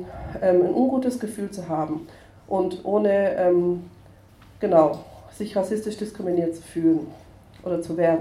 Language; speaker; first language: German; native; German